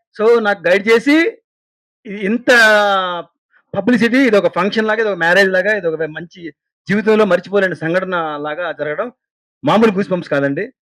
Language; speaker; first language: Telugu; native; Telugu